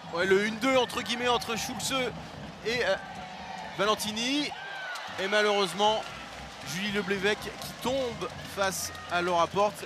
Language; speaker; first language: French; native; French